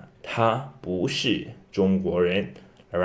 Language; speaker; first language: Chinese; non-native, fluent; English